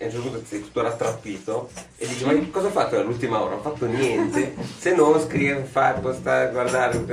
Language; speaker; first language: Italian; native; Italian